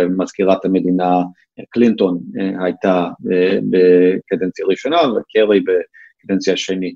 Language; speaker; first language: Hebrew; non-native, fluent; English